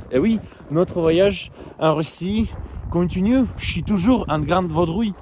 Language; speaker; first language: French; non-native, fluent; Russian